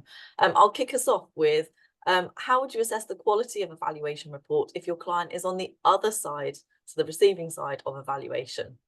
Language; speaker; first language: English; native; English